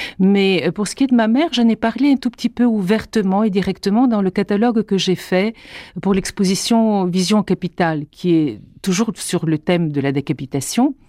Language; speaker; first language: French; non-native, fluent; Bulgarian